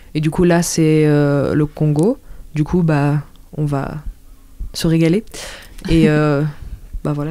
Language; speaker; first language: French; native; French